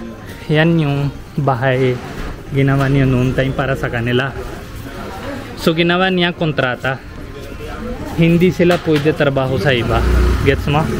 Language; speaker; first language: Filipino; non-native, learner; Hindi